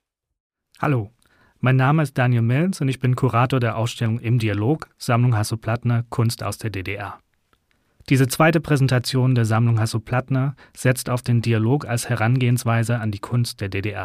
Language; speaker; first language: German; non-native, fluent; English